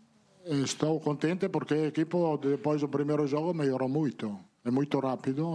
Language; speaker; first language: Portuguese; non-native, learner; Italian